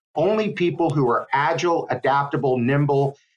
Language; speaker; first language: English; native; English